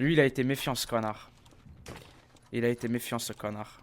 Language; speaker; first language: French; native; French